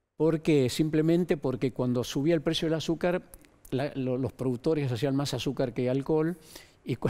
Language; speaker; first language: Spanish; native; Spanish